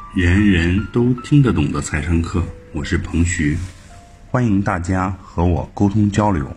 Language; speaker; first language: Chinese; native; Chinese